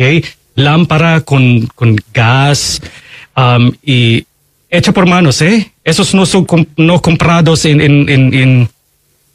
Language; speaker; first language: Spanish; non-native, fluent; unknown